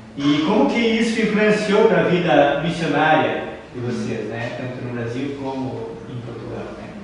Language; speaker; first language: Portuguese; native; Portuguese